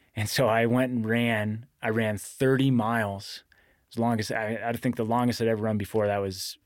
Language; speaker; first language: English; native; English